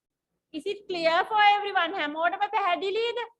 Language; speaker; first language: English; non-native, local second language; Sinhala